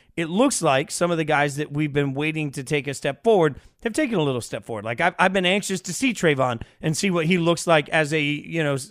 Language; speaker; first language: English; native; English